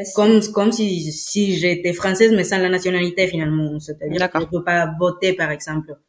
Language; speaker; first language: French; non-native, fluent; Spanish